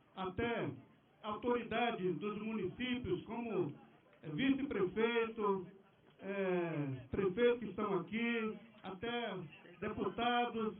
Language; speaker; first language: Portuguese; non-native, local second language; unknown